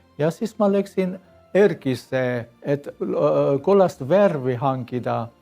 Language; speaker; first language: Estonian; non-native, fluent; Armenian